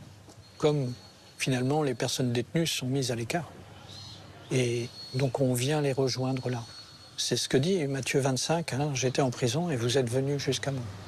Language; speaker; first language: French; native; French